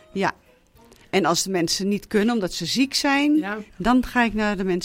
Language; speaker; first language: Dutch; native; Dutch